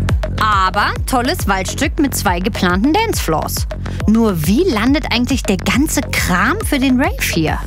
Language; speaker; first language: German; native; German